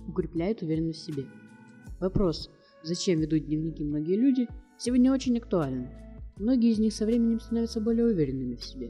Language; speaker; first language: Russian; native; Russian